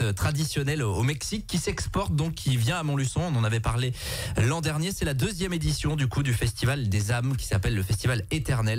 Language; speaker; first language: French; native; French